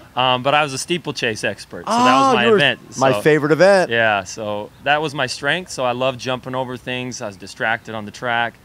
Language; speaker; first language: English; native; English